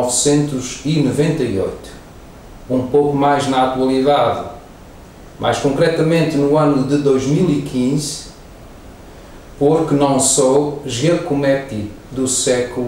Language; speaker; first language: Portuguese; native; Portuguese